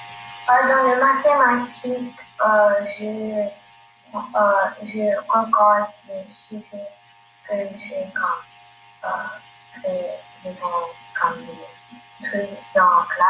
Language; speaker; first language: French; non-native, learner; English